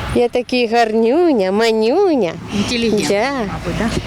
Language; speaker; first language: Ukrainian; non-native, learner; Uzbek